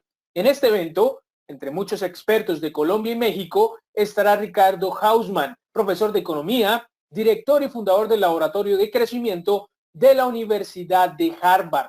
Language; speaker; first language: Spanish; native; Spanish